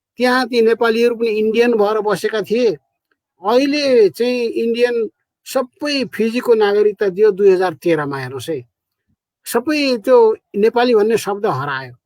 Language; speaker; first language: Nepali; native; Nepali